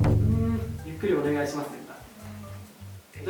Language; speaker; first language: Japanese; native; Japanese